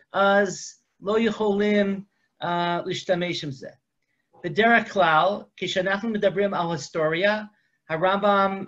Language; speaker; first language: Hebrew; non-native, fluent; English